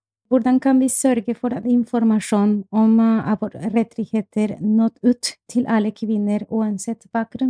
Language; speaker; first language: Norwegian; non-native, fluent; Spanish